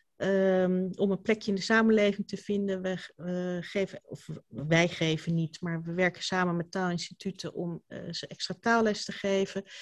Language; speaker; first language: Dutch; native; Dutch